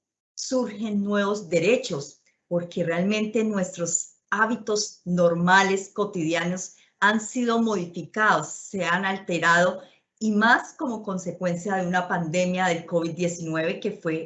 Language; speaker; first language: Spanish; native; Spanish